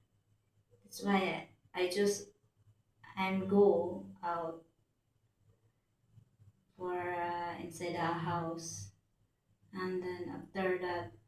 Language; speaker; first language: English; non-native, local second language; Filipino